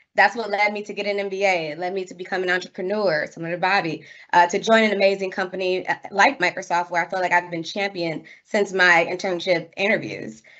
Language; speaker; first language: English; native; English